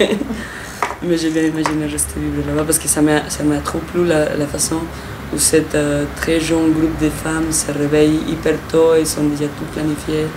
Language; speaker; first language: French; non-native, fluent; Spanish